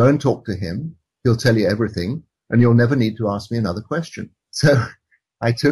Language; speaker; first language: English; native; English